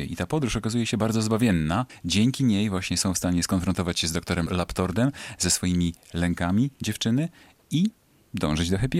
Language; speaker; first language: Polish; native; Polish